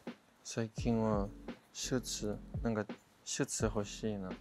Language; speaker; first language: Japanese; non-native, fluent; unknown